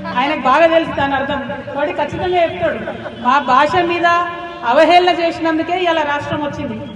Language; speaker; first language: Telugu; native; Telugu